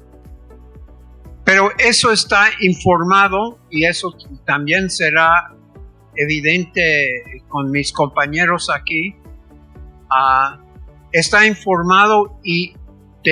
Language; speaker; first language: Spanish; non-native, fluent; English